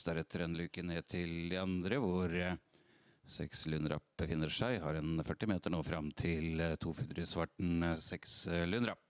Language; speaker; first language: Norwegian; native; Norwegian